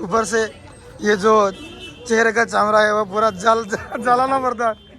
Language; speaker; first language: Hindi; non-native, local second language; Bangla